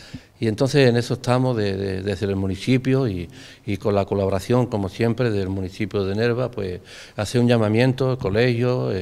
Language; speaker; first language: Spanish; native; Spanish